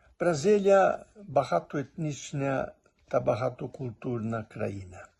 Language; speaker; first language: Ukrainian; early bilingual, heritage; Portuguese